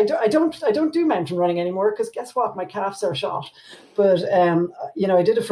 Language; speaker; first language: English; native; English